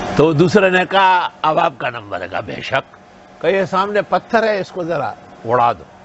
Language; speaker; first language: Urdu; non-native, local second language; Pashto